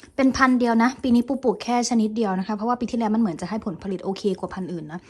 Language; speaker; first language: Thai; native; Thai